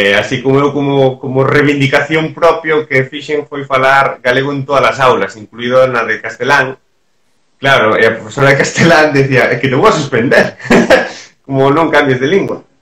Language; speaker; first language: Galician; native; Galician